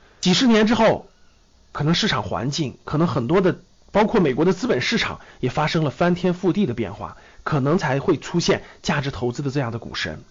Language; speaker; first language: Chinese; native; Chinese